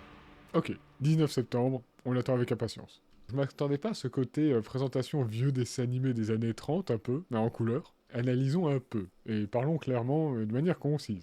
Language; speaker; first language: French; native; French